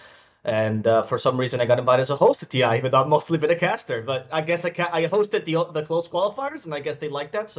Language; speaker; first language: English; non-native, fluent; Spanish